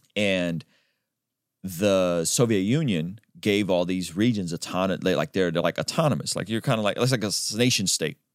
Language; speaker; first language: English; early bilingual, other home language; Armenian